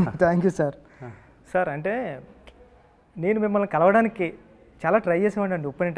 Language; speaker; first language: Telugu; native; Telugu